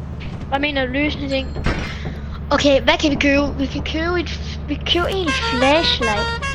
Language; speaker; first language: Danish; native; Danish